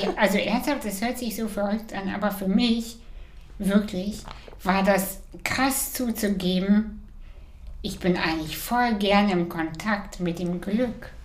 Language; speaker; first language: German; early bilingual, other home language; Russian